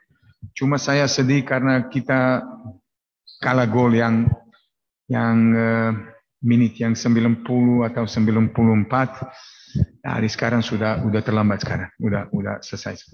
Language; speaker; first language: Indonesian; non-native, fluent; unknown